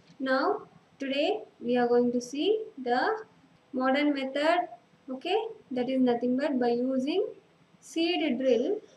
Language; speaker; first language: English; non-native, local second language; Telugu